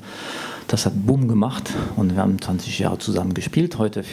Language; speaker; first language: German; non-native, fluent; French